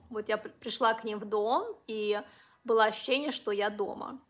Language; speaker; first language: Russian; non-native, local second language; Uzbek